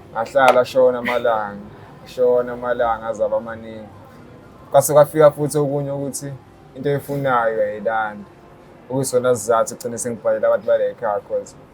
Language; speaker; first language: Zulu; native; Zulu